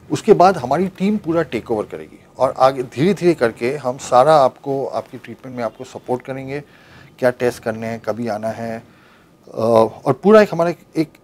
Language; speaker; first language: Hindi; native; Hindi